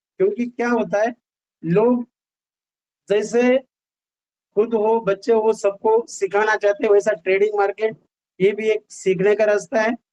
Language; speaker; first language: Hindi; non-native, local second language; Marathi